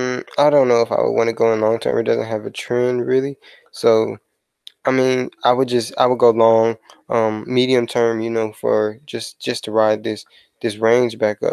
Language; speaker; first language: English; native; English